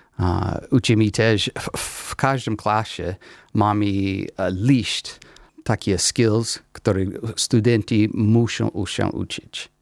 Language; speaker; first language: Polish; non-native, learner; English